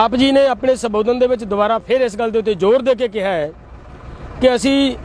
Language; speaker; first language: Hindi; non-native, local second language; Punjabi